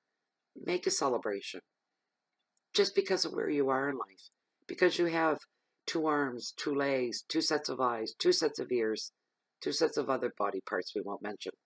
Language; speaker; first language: English; native; English